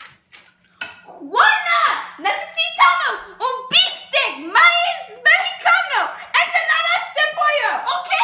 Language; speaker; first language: Spanish; non-native, learner; English